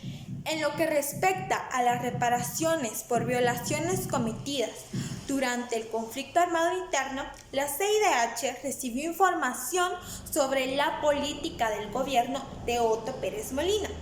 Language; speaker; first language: Spanish; native; Spanish